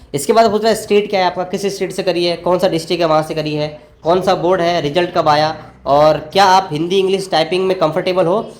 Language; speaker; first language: Hindi; native; Hindi